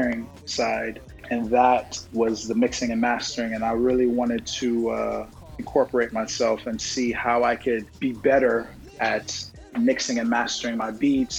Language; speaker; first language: English; native; English